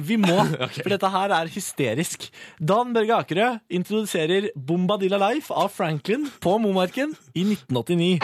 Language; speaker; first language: Norwegian; native; Norwegian